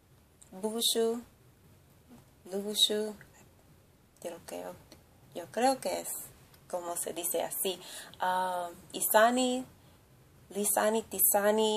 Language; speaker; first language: Spanish; early bilingual, heritage; English